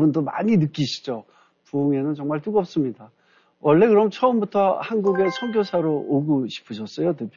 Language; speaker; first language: Korean; native; Korean